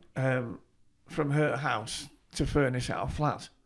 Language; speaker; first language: English; native; English